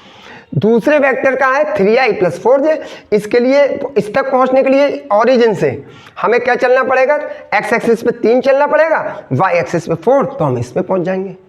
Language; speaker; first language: Hindi; native; Hindi